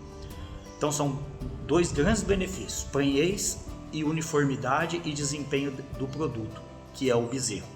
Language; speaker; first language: Portuguese; native; Portuguese